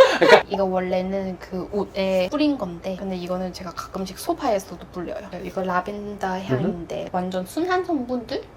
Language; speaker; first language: Korean; non-native, fluent; Cantonese